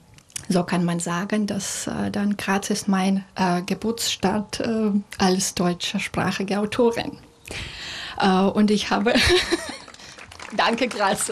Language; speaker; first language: German; non-native, fluent; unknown